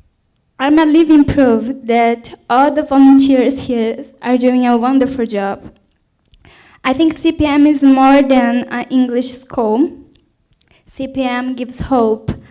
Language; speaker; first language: English; non-native, fluent; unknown